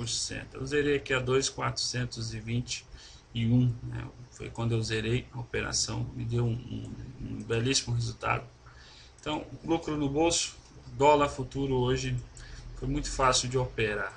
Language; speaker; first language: Portuguese; native; Portuguese